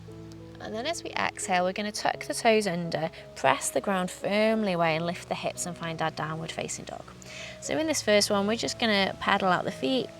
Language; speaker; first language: English; native; English